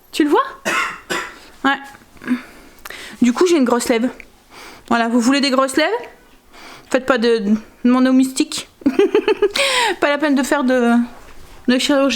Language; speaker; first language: French; native; French